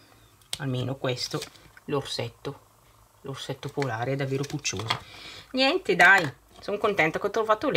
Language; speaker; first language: Italian; native; Italian